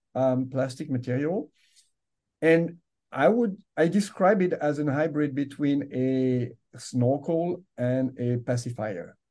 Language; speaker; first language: English; non-native, fluent; French